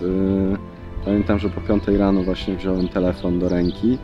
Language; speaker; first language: Polish; native; Polish